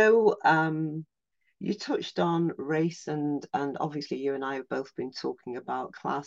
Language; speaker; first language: English; native; English